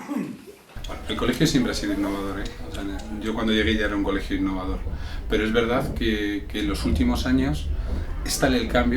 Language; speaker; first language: Spanish; native; Spanish